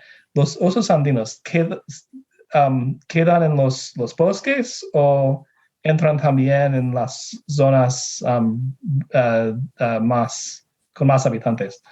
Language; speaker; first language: Spanish; non-native, fluent; English